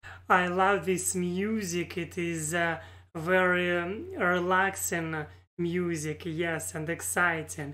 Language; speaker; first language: English; non-native, learner; Russian